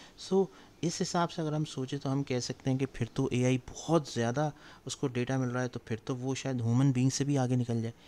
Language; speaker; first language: Urdu; native; Urdu